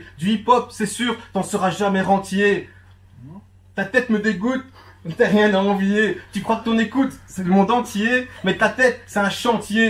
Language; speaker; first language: French; early bilingual, other home language; Turkish